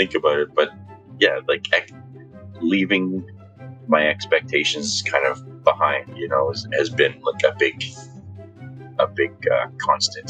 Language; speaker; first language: English; native; English